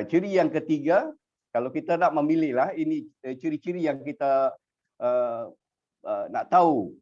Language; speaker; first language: Malay; native; Malay